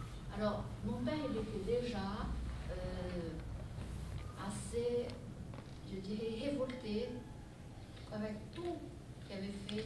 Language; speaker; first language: French; non-native, fluent; Portuguese